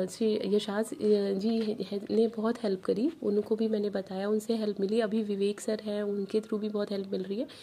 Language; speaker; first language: Hindi; native; Hindi